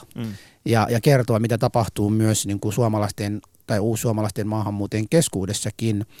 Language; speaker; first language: Finnish; early bilingual, other home language; Arabic